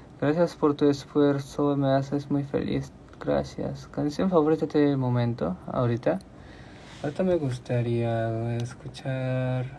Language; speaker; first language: Spanish; non-native, learner; Korean